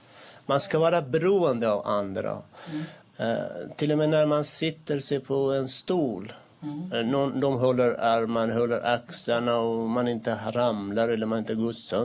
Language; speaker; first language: Swedish; non-native, fluent; Kurdish